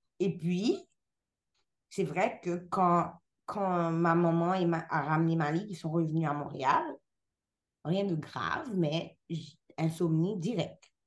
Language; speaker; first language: French; non-native, local second language; Haitian Creole